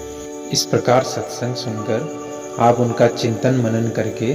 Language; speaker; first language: Hindi; native; Hindi